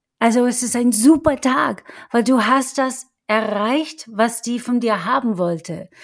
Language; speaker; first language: German; non-native, fluent; English